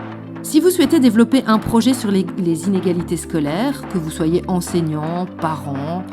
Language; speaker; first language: French; native; French